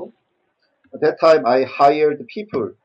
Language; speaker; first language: English; non-native, learner; Korean